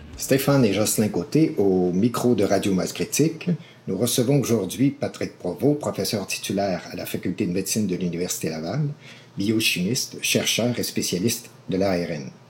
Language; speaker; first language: French; native; French